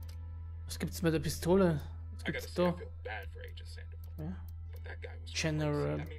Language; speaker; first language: German; native; German